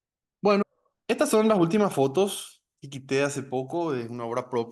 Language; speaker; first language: Spanish; native; Spanish